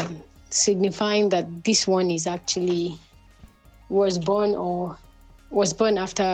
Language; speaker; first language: English; non-native, local second language; Yoruba